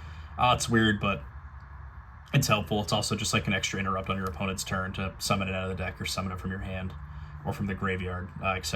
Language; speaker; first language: English; native; English